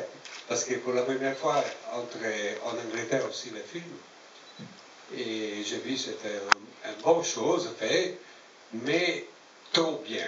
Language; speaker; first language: French; non-native, learner; Italian